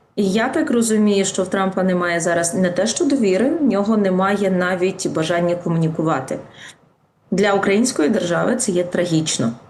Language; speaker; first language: Ukrainian; native; Ukrainian